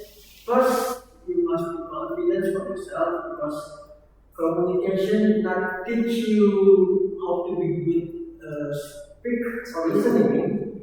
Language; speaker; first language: English; non-native, learner; Indonesian